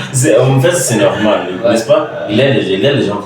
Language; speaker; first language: French; non-native, learner; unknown